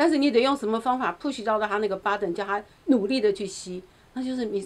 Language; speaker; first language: Chinese; native; Chinese